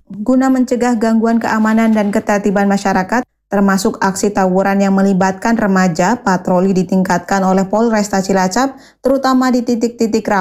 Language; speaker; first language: Indonesian; native; Indonesian